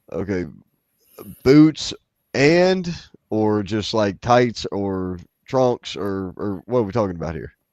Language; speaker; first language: English; native; English